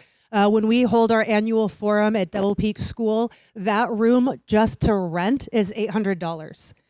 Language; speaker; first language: English; native; English